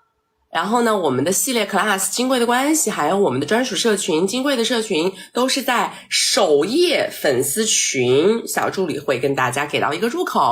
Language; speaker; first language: Chinese; native; Chinese